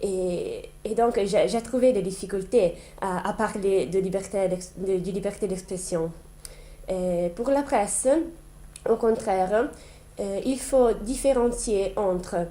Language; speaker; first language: French; non-native, fluent; Italian